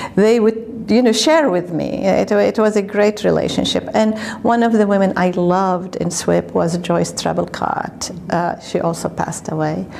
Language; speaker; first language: English; non-native, fluent; Arabic